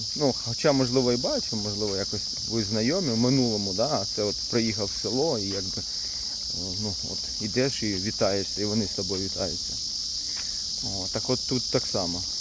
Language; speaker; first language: Ukrainian; native; Ukrainian